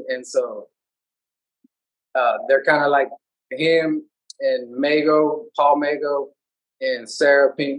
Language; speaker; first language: English; native; English